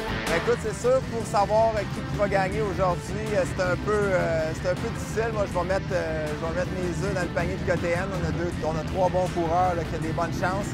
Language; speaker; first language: French; native; French